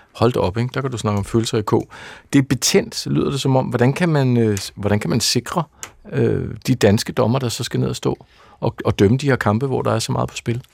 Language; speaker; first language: Danish; native; Danish